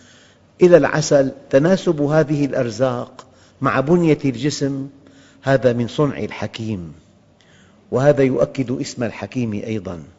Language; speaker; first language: Arabic; native; Arabic